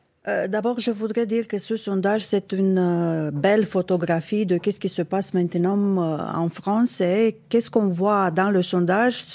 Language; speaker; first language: French; non-native, fluent; Romanian